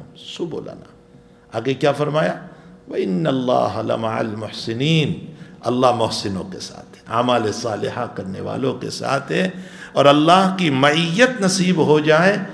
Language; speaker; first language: Urdu; non-native, local second language; Gujarati